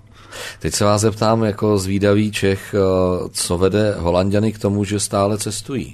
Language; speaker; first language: Czech; native; Czech